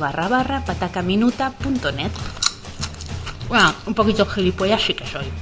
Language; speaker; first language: Spanish; native; Spanish